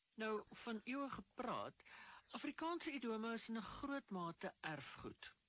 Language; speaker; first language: Afrikaans; native; Afrikaans